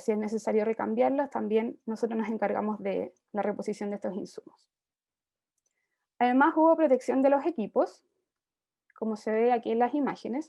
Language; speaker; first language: Spanish; native; Spanish